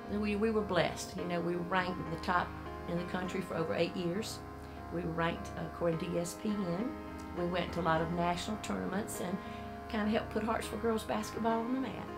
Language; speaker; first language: English; native; English